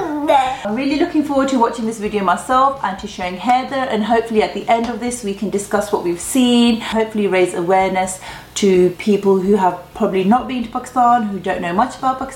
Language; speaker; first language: English; early bilingual, other home language; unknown